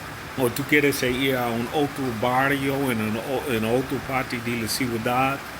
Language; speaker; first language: Spanish; non-native, learner; English